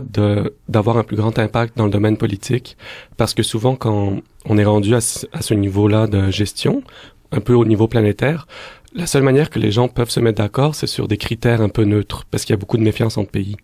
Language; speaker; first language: French; native; French